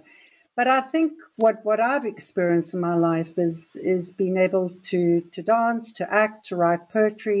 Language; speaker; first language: English; native; English